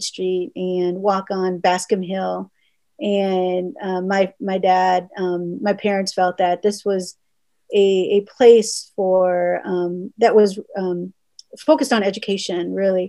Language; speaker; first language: English; early bilingual, other home language; Spanish